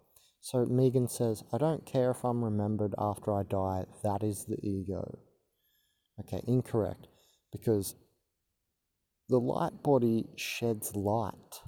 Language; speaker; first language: English; native; English